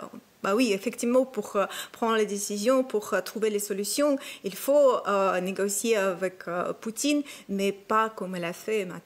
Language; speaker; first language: French; non-native, fluent; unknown